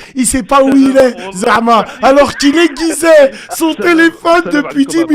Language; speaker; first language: French; early bilingual, other home language; Arabic